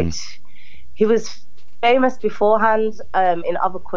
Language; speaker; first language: English; native; English